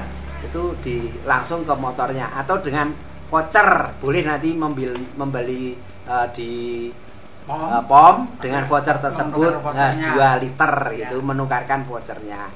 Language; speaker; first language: Indonesian; native; Indonesian